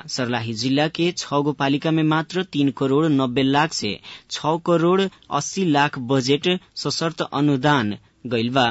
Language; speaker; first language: Bhojpuri; native; Bhojpuri